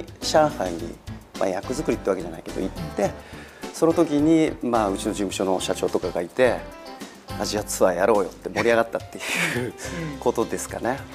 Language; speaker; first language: Japanese; native; Japanese